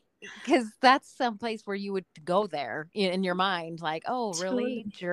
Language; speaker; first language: English; native; English